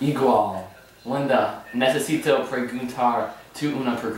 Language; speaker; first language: Spanish; non-native, learner; English